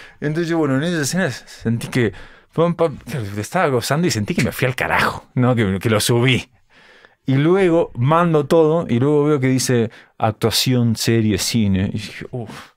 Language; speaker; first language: Spanish; native; Spanish